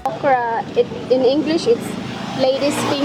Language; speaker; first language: English; non-native, learner; Cebuano